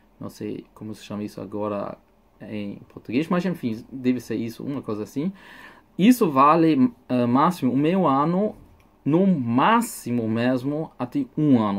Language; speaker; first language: Portuguese; non-native, fluent; German